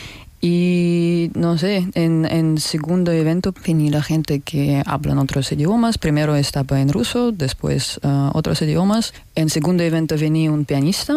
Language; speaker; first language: Spanish; non-native, learner; Russian